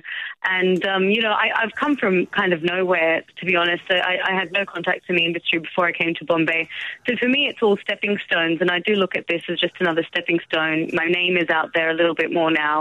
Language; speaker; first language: English; native; English